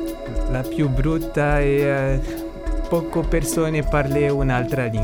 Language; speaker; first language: Italian; non-native, learner; Arabic